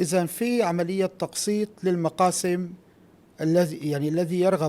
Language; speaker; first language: Arabic; native; Arabic